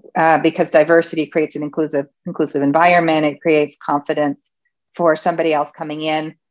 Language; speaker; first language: English; native; English